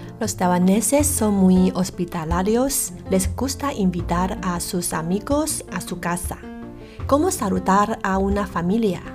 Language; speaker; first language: Spanish; non-native, learner; Chinese